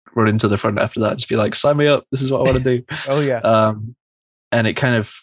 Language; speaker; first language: English; native; English